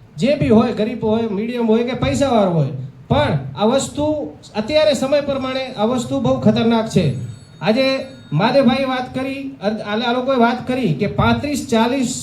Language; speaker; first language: Gujarati; native; Gujarati